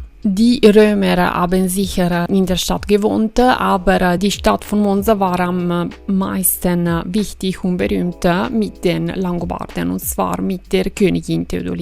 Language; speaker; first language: German; non-native, fluent; Italian